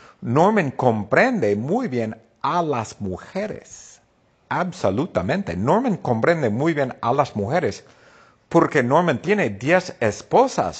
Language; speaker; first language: Spanish; non-native, fluent; English